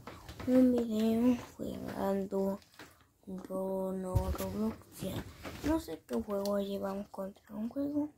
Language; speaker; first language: Spanish; early bilingual, heritage; Spanish